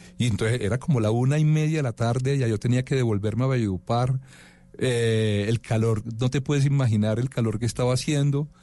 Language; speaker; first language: Spanish; native; Spanish